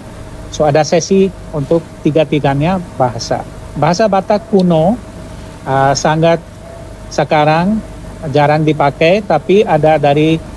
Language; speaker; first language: Indonesian; non-native, fluent; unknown